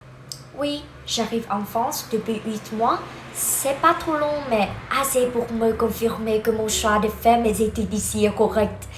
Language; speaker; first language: French; non-native, learner; Vietnamese